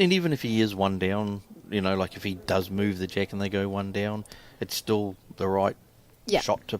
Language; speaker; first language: English; native; English